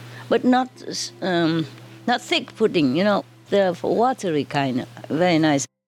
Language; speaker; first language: English; non-native, fluent; Vietnamese